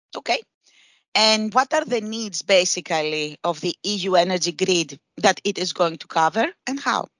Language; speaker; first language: English; non-native, fluent; Greek